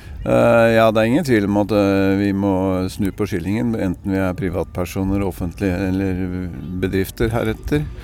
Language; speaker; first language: Norwegian; native; Norwegian